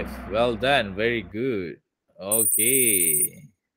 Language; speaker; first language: English; non-native, local second language; Malay